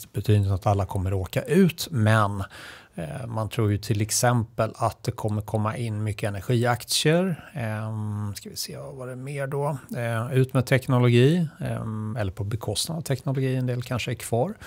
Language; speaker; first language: Swedish; native; Swedish